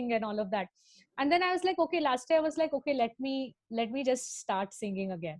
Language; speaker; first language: English; non-native, local second language; Tamil